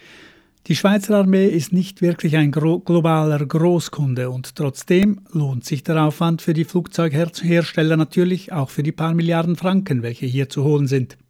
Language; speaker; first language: German; native; German